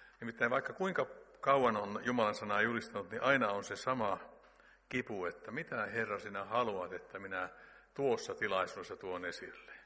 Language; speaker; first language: Finnish; native; Finnish